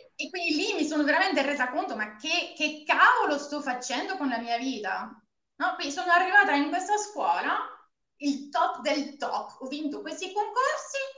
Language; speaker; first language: Italian; non-native, fluent; French